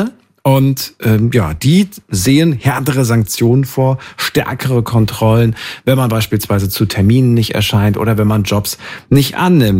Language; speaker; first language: German; native; German